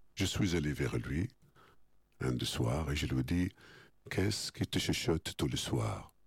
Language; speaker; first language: French; non-native, fluent; Arabic